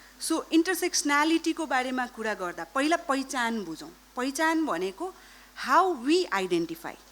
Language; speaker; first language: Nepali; non-native, local second language; Marwari